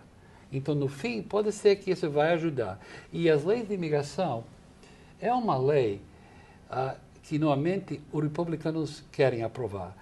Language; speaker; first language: Portuguese; non-native, fluent; English